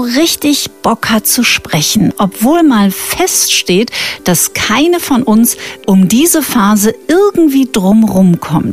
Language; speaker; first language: German; native; German